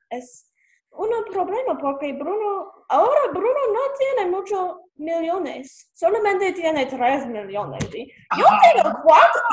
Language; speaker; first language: Spanish; non-native, learner; English